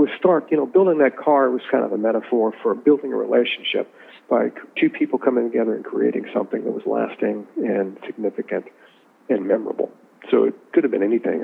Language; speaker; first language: English; native; English